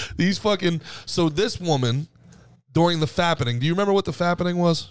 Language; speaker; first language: English; native; English